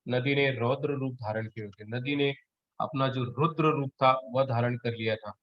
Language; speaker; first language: Hindi; non-native, local second language; Marathi